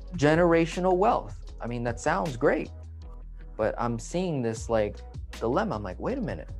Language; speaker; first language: English; native; English